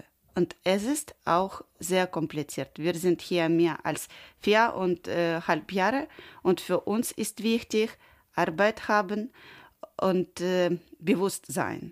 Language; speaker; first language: German; non-native, learner; Ukrainian